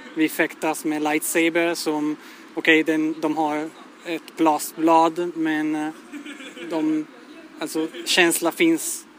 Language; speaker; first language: Swedish; non-native, fluent; Italian